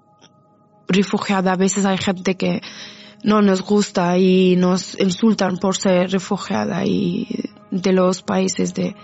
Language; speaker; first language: Spanish; non-native, fluent; Persian